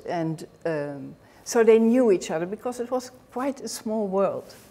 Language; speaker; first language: English; non-native, fluent; Dutch